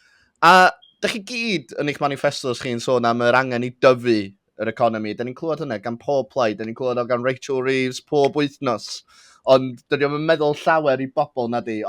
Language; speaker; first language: Welsh; native; Welsh